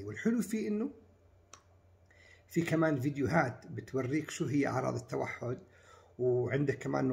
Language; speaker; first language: Arabic; native; Arabic